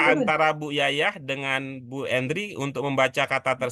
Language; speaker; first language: Indonesian; native; Indonesian